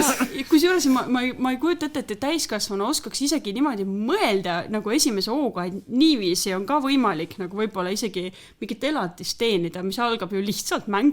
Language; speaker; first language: Estonian; native; Estonian